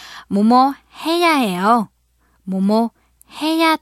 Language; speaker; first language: Korean; non-native, fluent; Vietnamese